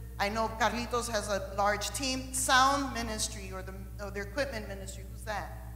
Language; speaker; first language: English; early bilingual, other home language; Spanish